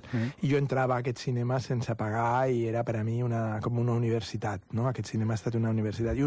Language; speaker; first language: Catalan; non-native, local second language; Spanish